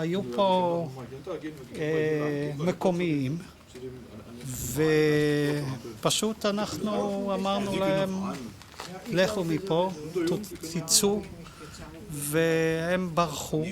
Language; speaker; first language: Hebrew; non-native, fluent; Dutch